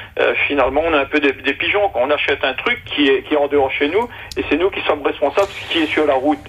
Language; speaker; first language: French; native; French